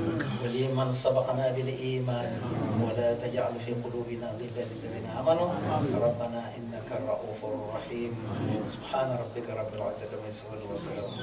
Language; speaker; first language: Arabic; non-native, fluent; Mandingo